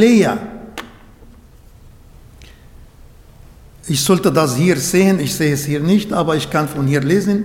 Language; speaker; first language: German; non-native, fluent; Arabic